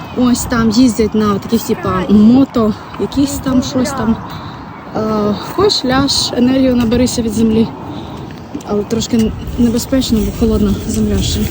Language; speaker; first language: Ukrainian; non-native, local second language; Russian